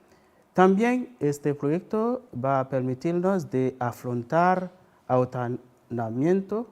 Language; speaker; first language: Spanish; non-native, fluent; Haitian Creole